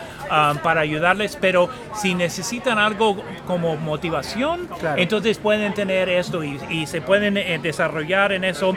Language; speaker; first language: Spanish; non-native, fluent; English